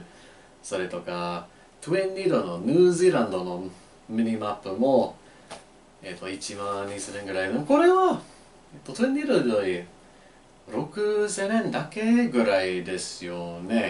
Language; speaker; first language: Japanese; non-native, learner; English